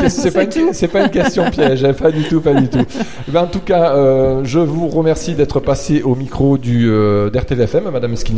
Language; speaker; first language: French; native; French